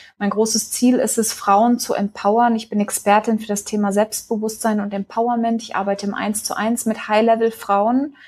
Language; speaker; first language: German; early bilingual, heritage; German